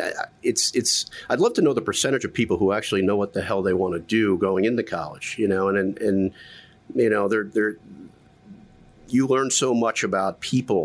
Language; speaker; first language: English; native; English